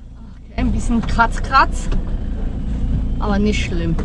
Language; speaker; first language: German; non-native, fluent; Italian